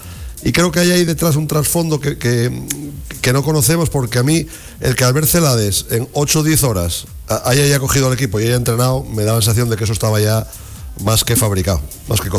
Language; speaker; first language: Spanish; native; Spanish